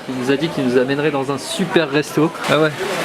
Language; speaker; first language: French; native; French